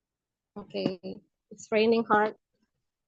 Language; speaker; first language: English; non-native, local second language; Indonesian